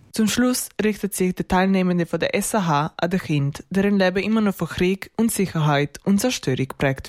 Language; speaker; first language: German; native; German